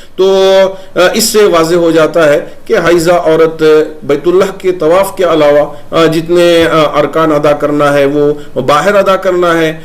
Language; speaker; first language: Urdu; native; Urdu